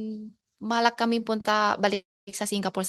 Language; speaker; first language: Filipino; non-native, learner; Chinese